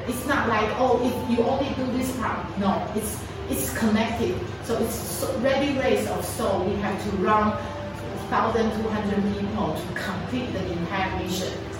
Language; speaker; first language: English; non-native, fluent; Chinese